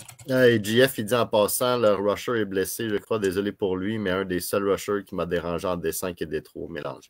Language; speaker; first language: French; native; French